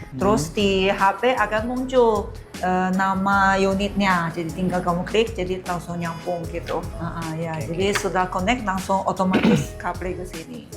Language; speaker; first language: Indonesian; non-native, fluent; Chinese